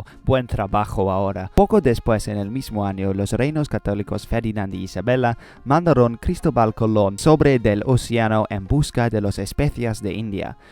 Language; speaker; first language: Spanish; non-native, learner; English